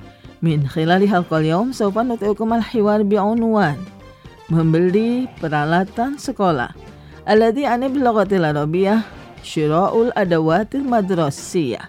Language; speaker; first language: Arabic; non-native, fluent; Indonesian